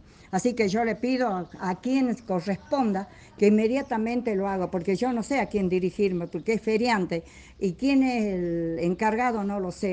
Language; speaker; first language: Spanish; native; Spanish